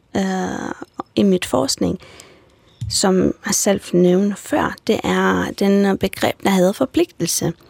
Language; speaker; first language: Danish; non-native, fluent; Romanian